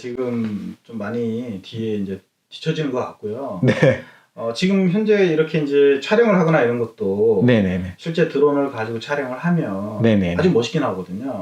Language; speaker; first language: Korean; native; Korean